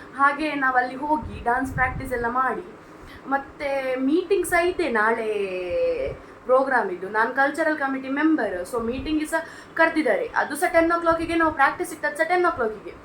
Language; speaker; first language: Kannada; non-native, local second language; Tulu